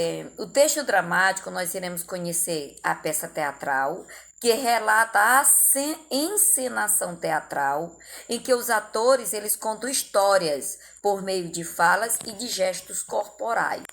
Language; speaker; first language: Portuguese; native; Portuguese